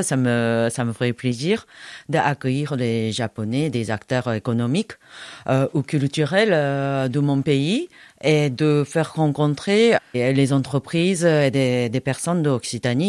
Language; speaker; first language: French; non-native, fluent; Japanese